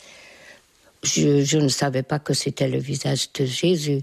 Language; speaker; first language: French; non-native, fluent; Hungarian